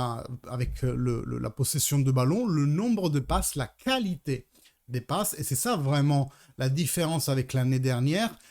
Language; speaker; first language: French; early bilingual, heritage; Italian